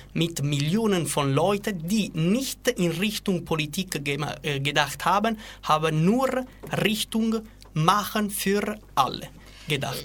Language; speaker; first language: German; non-native, learner; Italian